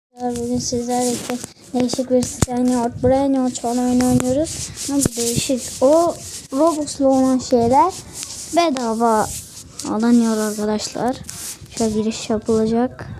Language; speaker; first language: Turkish; native; Turkish